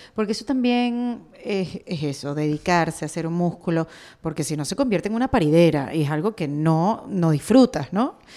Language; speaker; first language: Spanish; native; Spanish